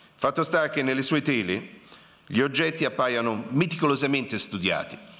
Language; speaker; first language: Italian; native; Italian